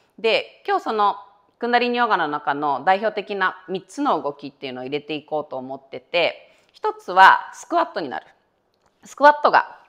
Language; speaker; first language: Japanese; native; Japanese